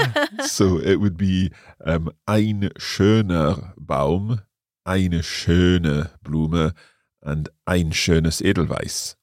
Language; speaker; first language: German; non-native, learner; English